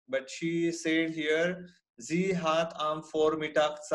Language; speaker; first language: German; non-native, fluent; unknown